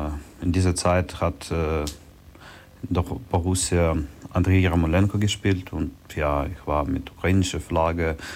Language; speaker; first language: German; non-native, learner; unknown